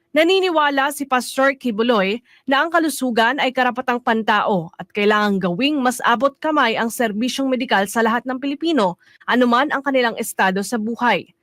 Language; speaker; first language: Filipino; native; Filipino